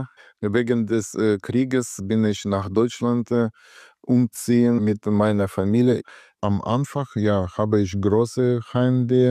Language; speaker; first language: German; non-native, learner; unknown